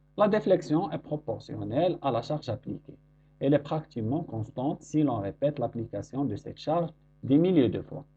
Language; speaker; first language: French; non-native, local second language; Arabic